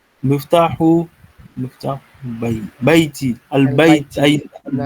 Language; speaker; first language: Arabic; non-native, learner; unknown